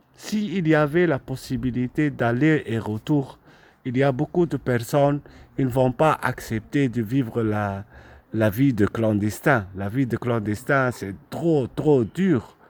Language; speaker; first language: French; non-native, local second language; Arabic